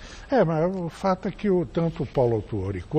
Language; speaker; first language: Portuguese; native; Portuguese